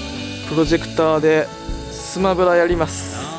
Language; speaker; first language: Japanese; native; Japanese